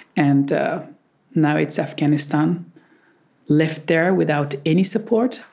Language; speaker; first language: English; non-native, fluent; Persian